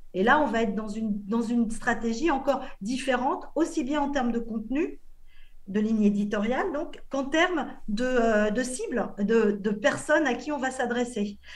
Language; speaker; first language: French; native; French